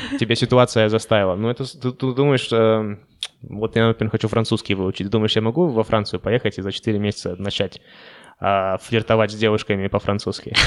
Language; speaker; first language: Russian; native; Russian